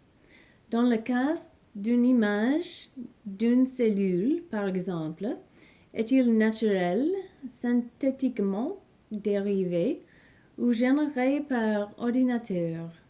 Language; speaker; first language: French; non-native, learner; English